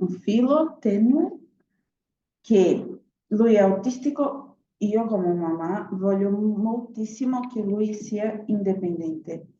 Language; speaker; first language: Italian; non-native, learner; Portuguese